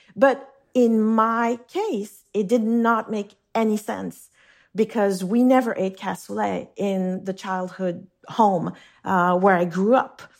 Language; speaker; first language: English; non-native, fluent; French